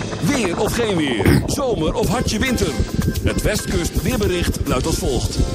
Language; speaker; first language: Dutch; native; Dutch